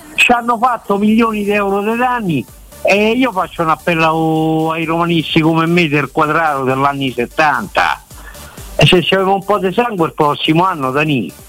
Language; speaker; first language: Italian; native; Italian